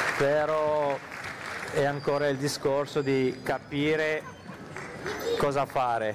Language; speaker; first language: Italian; non-native, fluent; Armenian